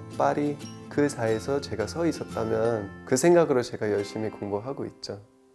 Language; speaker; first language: Korean; non-native, fluent; English